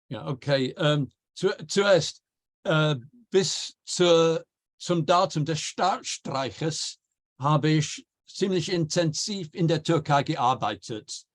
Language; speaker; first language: German; non-native, fluent; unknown